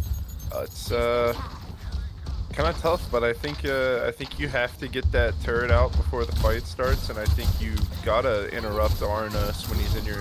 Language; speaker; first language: English; native; English